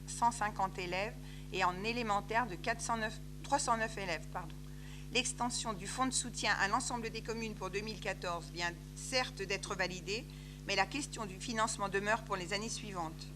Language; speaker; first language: French; native; French